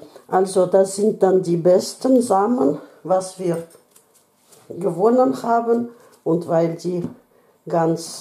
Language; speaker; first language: German; non-native, learner; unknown